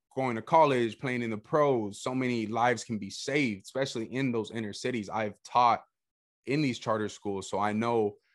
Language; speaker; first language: English; early bilingual, other home language; Spanish